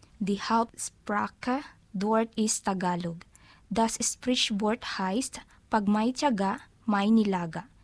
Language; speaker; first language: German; non-native, learner; Filipino